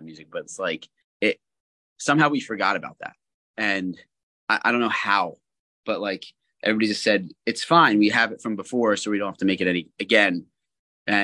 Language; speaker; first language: English; native; English